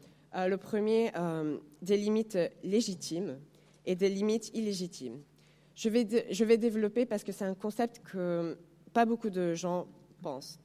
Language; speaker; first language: French; non-native, fluent; Spanish